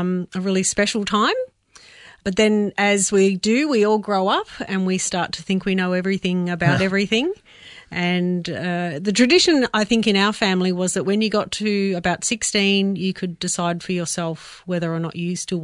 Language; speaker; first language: English; native; English